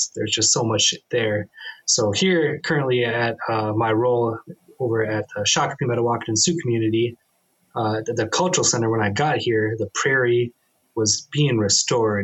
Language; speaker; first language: English; native; English